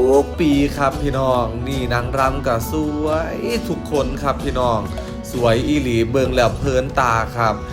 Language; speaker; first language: Thai; non-native, local second language; Lao